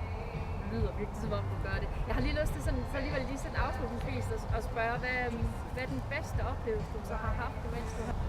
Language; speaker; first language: Danish; native; Danish